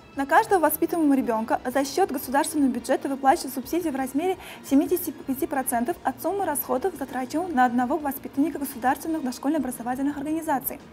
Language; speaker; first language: Russian; non-native, local second language; Uzbek